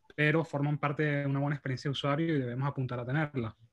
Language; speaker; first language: Spanish; native; Spanish